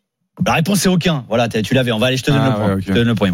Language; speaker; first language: French; native; French